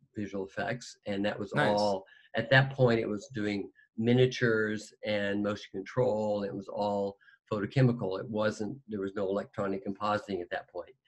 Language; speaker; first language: English; native; English